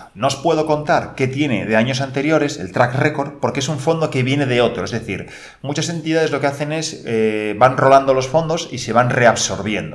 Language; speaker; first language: Spanish; native; Spanish